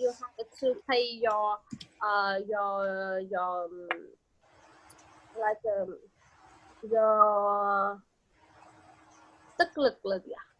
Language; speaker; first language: English; non-native, learner; Vietnamese